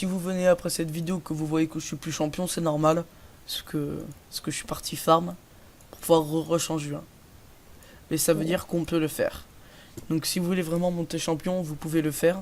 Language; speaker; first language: French; native; French